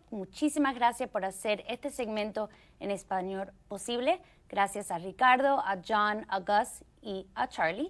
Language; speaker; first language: Spanish; early bilingual, heritage; Spanish